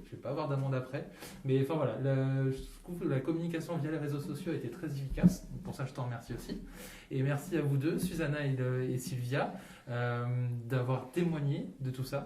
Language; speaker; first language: French; native; French